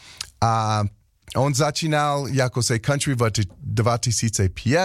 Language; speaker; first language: Czech; non-native, learner; English